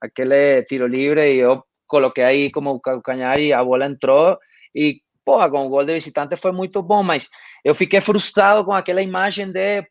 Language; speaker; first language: Portuguese; non-native, fluent; Spanish